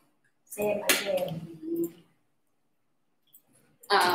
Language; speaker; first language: English; non-native, learner; Thai